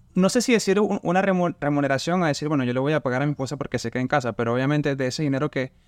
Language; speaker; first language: Spanish; native; Spanish